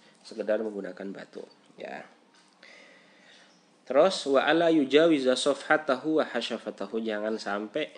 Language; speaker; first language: Indonesian; native; Indonesian